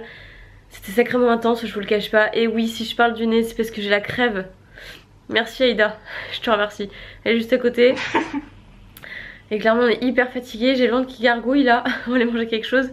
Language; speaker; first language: French; native; French